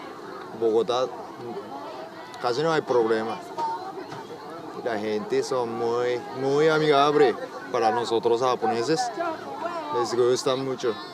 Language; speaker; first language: Spanish; non-native, learner; Japanese